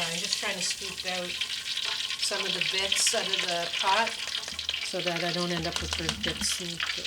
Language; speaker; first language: English; native; English